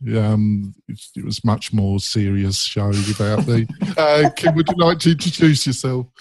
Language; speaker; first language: English; native; English